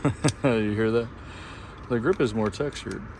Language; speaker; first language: English; native; English